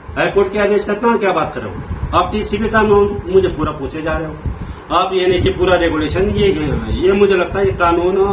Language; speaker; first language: Hindi; native; Hindi